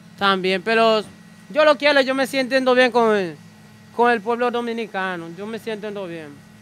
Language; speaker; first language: Spanish; non-native, learner; Haitian Creole